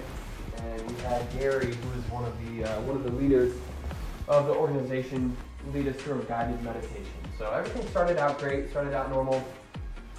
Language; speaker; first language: English; native; English